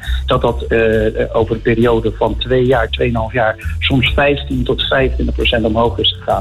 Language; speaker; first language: Dutch; native; Dutch